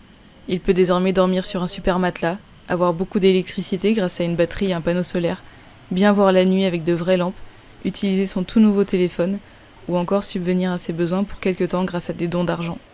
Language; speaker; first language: French; native; French